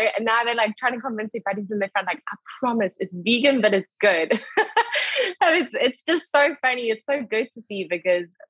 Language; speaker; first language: English; native; English